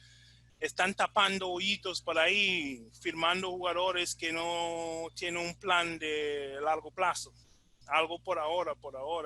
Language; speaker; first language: Spanish; non-native, fluent; English